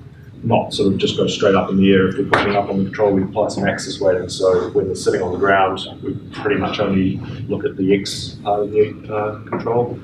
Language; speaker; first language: English; native; English